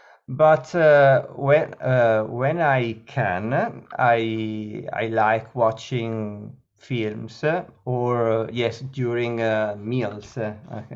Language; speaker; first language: English; non-native, learner; Italian